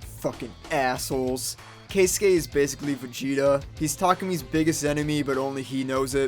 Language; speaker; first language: English; native; English